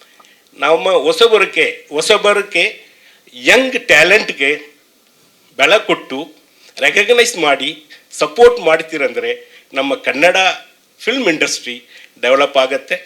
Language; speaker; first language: Kannada; non-native, learner; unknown